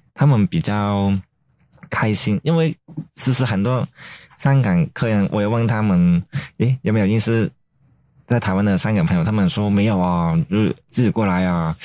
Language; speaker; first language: Chinese; non-native, fluent; Cantonese